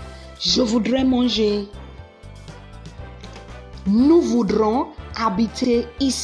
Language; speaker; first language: French; non-native, learner; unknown